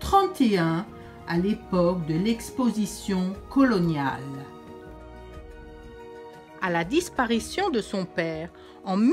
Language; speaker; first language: French; native; French